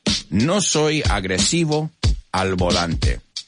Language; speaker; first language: Spanish; early bilingual, heritage; Spanish